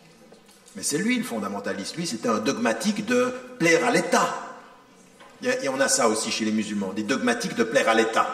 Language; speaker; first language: French; native; French